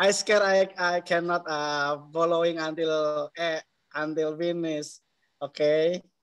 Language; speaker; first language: English; non-native, learner; Indonesian